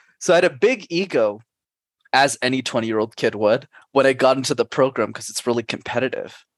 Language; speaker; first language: English; native; English